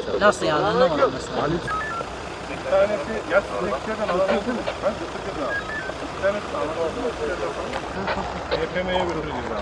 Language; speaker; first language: Turkish; non-native, learner; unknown